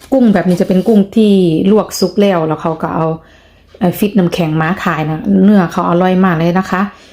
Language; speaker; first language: Thai; native; Thai